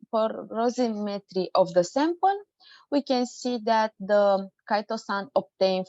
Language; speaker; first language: English; non-native, learner; Romanian